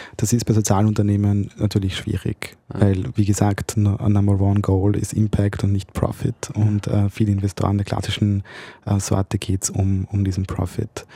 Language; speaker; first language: German; early bilingual, other home language; Bosnian